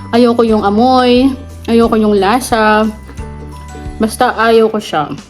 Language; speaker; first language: Filipino; native; Filipino